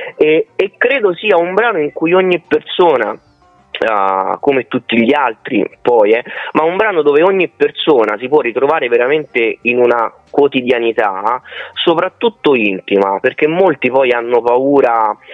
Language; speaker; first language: Italian; native; Italian